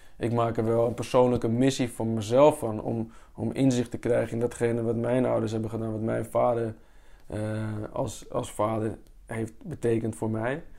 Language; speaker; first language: Dutch; native; Dutch